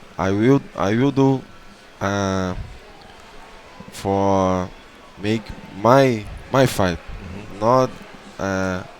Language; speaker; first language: English; non-native, learner; Portuguese